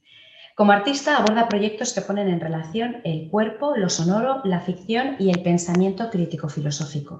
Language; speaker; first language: Spanish; native; Spanish